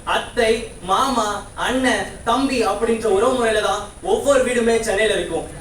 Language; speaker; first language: Tamil; native; Tamil